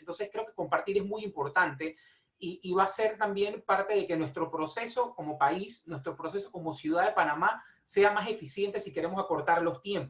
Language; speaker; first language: Spanish; native; Spanish